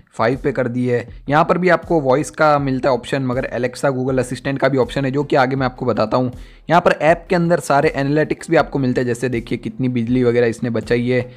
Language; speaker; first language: Hindi; native; Hindi